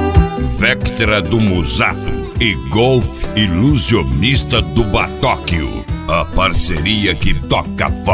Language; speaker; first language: Portuguese; native; Portuguese